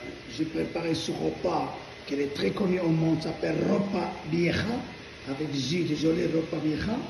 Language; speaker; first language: French; non-native, local second language; Arabic